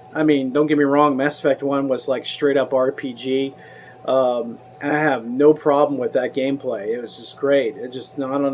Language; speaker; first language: English; native; English